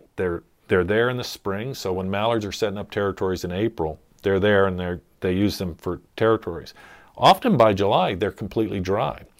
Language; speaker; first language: English; native; English